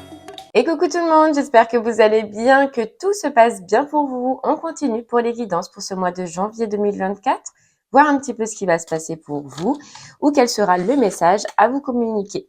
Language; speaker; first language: French; native; French